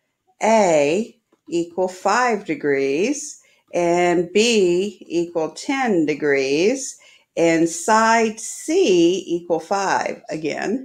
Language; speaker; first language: English; native; English